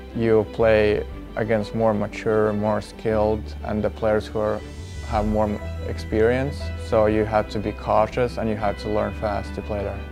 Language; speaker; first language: English; non-native, fluent; Latvian